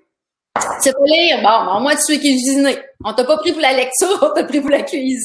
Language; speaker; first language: French; native; French